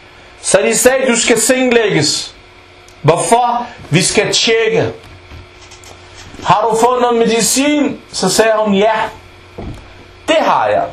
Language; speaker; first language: Danish; non-native, fluent; Arabic